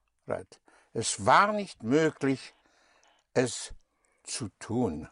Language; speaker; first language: German; non-native, fluent; English